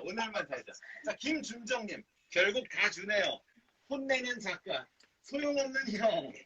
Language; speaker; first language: Korean; native; Korean